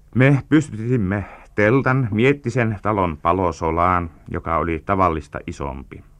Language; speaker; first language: Finnish; native; Finnish